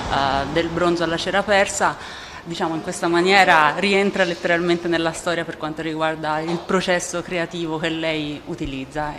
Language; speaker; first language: Italian; native; Italian